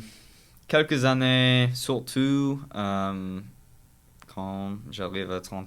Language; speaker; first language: French; non-native, learner; English